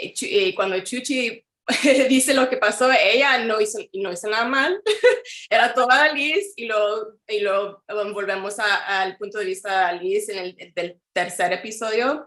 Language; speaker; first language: Spanish; early bilingual, heritage; Spanish